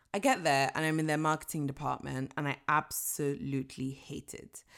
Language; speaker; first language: English; non-native, local second language; Yoruba